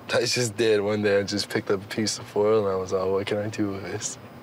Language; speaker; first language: English; non-native, fluent; French